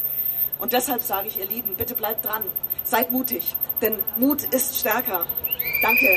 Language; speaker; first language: German; native; German